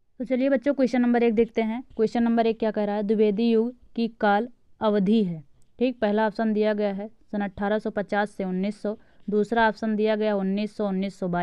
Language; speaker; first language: Hindi; native; Hindi